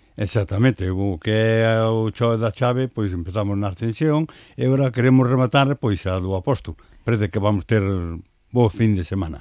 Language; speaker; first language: Galician; native; Galician